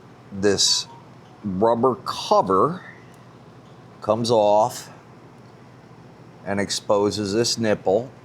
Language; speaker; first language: English; native; English